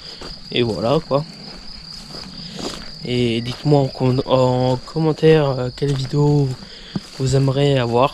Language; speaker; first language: French; native; French